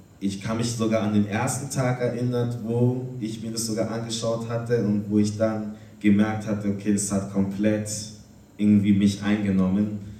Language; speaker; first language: German; early bilingual, other home language; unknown